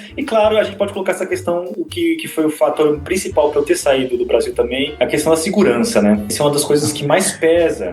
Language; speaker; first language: Portuguese; native; Portuguese